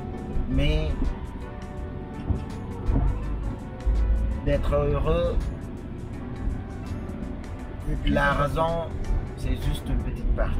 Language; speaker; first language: French; non-native, fluent; Indonesian